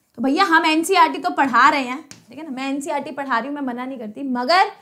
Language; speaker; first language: Hindi; native; Hindi